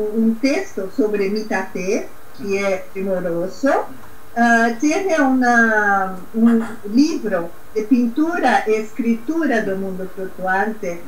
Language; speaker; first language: Spanish; non-native, learner; Portuguese